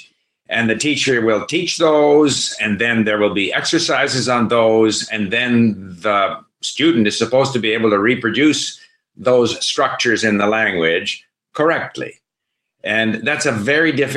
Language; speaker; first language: English; native; English